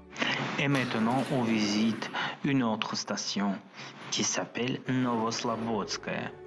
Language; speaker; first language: French; non-native, fluent; Russian